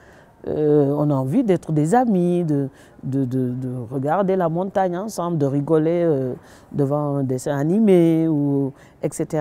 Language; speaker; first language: French; non-native, local second language; Wolof